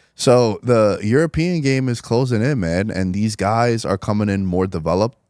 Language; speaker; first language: English; native; English